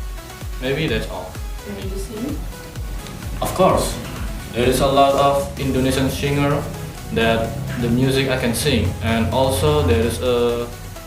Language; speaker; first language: English; non-native, learner; Indonesian